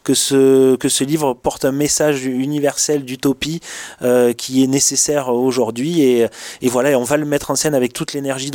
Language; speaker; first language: French; native; French